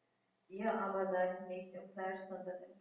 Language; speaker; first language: German; non-native, fluent; Russian